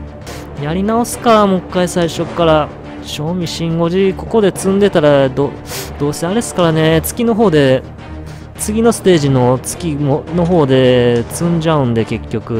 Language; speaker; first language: Japanese; native; Japanese